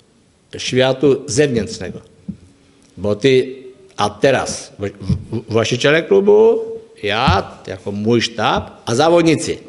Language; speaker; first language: Polish; non-native, learner; Czech